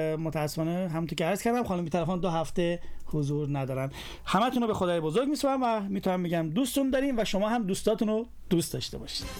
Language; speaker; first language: Persian; native; Persian